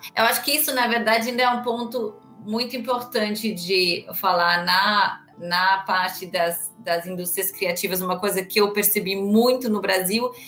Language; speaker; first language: Portuguese; non-native, fluent; German